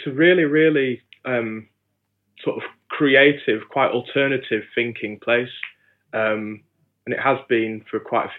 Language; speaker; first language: English; native; English